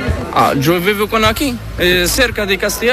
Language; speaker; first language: Spanish; non-native, learner; Arabic